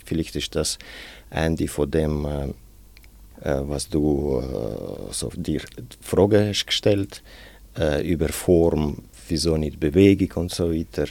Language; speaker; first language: German; non-native, fluent; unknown